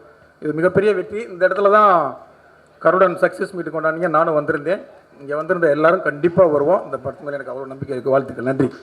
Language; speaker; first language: Tamil; native; Tamil